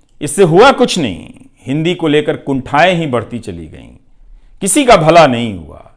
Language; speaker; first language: Hindi; non-native, local second language; Bhojpuri